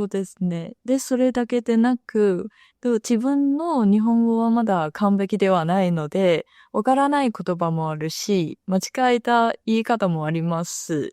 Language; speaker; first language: Japanese; non-native, fluent; Chinese